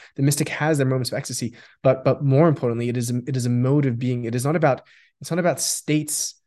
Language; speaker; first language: English; non-native, local second language; Yiddish